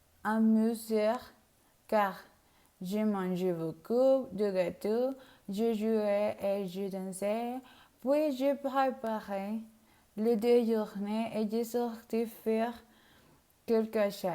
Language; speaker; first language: French; non-native, learner; Spanish